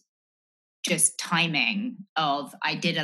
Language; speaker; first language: English; native; English